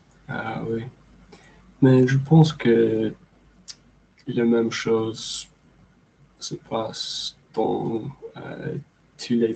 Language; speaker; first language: French; non-native, learner; English